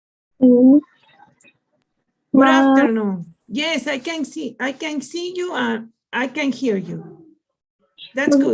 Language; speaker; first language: English; non-native, learner; Spanish